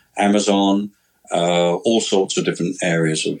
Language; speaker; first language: English; native; English